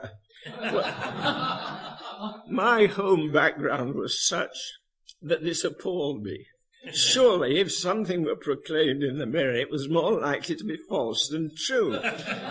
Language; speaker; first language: English; native; English